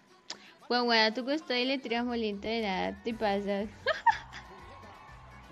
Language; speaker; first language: Spanish; native; Spanish